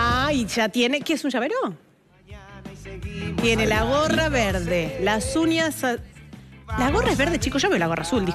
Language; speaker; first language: Spanish; native; Spanish